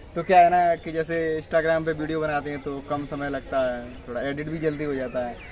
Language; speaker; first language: Hindi; native; Hindi